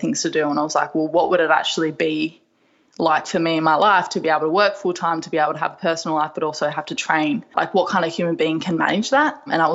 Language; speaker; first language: English; native; English